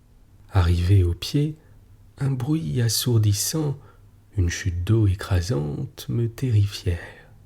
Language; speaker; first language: French; native; French